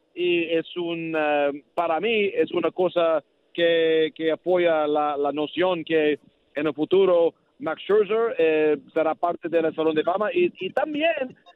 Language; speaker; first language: Spanish; non-native, learner; English